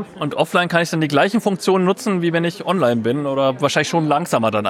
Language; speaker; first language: German; native; German